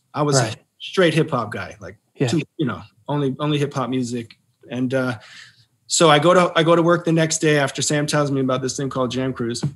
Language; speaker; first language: English; native; English